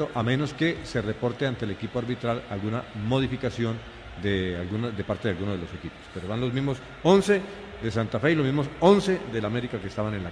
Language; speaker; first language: Spanish; native; Spanish